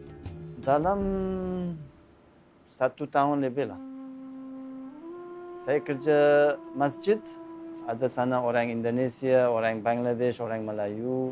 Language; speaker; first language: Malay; non-native, learner; Uzbek